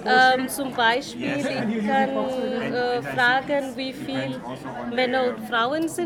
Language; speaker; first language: German; non-native, learner; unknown